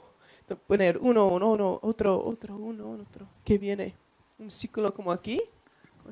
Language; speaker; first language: Spanish; non-native, learner; English